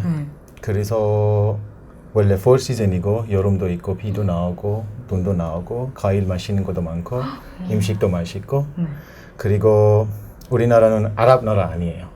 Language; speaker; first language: Korean; non-native, learner; Persian